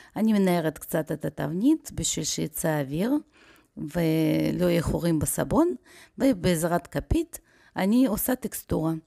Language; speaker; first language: Hebrew; non-native, fluent; Russian